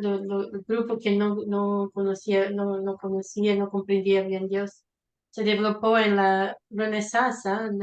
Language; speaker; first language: Spanish; non-native, fluent; Portuguese